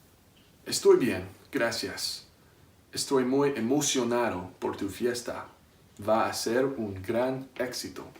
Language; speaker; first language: Spanish; non-native, learner; English